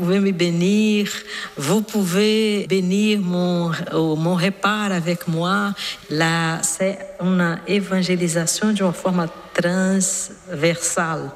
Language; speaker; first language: French; non-native, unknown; Portuguese